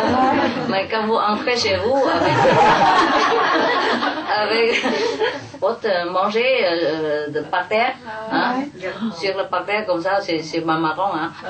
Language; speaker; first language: French; non-native, fluent; Vietnamese